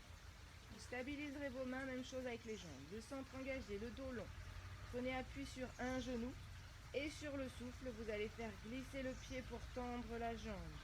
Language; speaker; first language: French; native; French